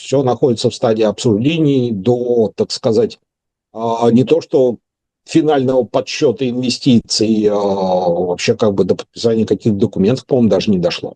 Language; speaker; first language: Russian; native; Russian